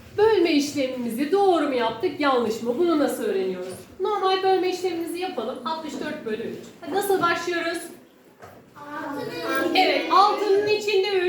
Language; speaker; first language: Turkish; native; Turkish